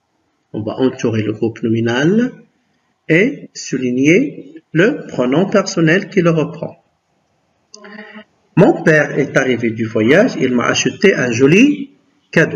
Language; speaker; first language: French; non-native, local second language; Arabic